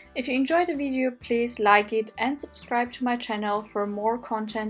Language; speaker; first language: English; non-native, fluent; Armenian